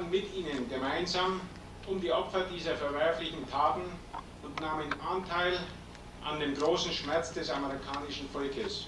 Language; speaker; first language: German; native; German